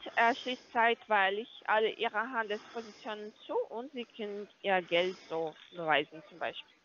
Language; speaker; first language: German; non-native, learner; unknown